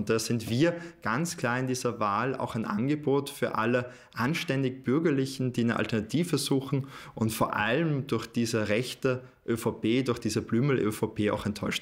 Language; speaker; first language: German; native; German